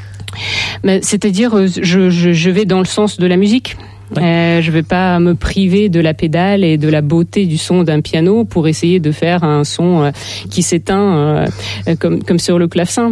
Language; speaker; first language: French; non-native, fluent; Russian